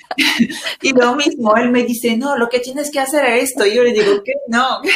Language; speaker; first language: Spanish; non-native, fluent; French